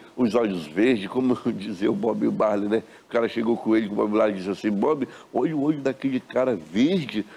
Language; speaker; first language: Portuguese; native; Portuguese